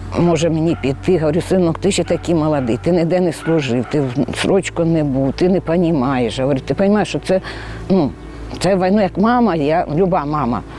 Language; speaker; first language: Ukrainian; native; Ukrainian